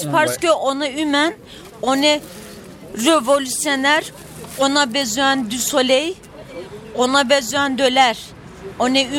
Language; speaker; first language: French; non-native, learner; Turkish